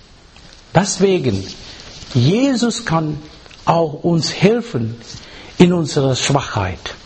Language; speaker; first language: German; non-native, learner; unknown